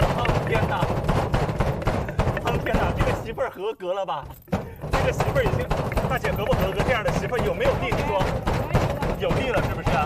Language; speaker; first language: Chinese; native; Chinese